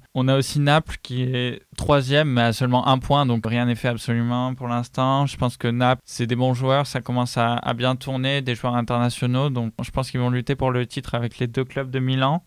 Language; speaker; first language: French; native; French